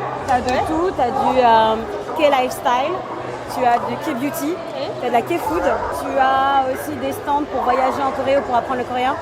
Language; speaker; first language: French; native; French